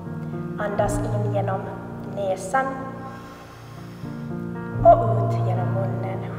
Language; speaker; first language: Swedish; non-native, local second language; Finnish